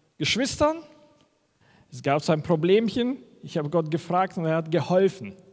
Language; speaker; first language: German; non-native, fluent; Russian